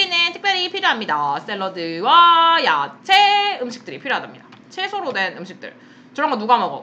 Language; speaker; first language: Korean; native; Korean